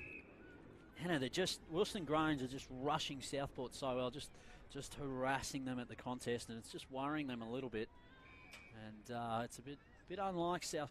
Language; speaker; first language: English; native; English